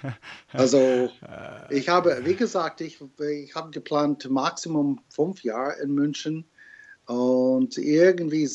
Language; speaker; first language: German; non-native, fluent; English